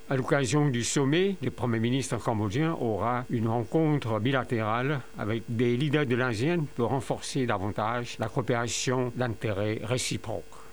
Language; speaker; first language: French; non-native, fluent; Khmer